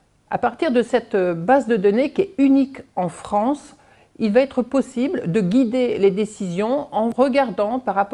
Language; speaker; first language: French; native; French